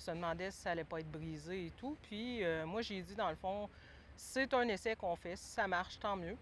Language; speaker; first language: French; native; French